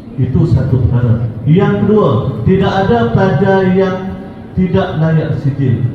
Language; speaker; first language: Malay; native; Malay